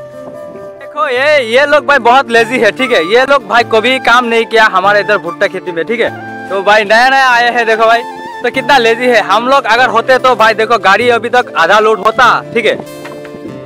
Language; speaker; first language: Hindi; non-native, local second language; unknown